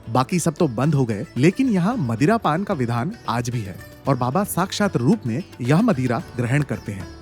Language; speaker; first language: Hindi; native; Hindi